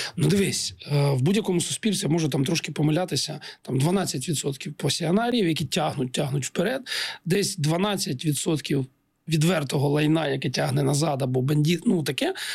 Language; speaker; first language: Ukrainian; non-native, local second language; Russian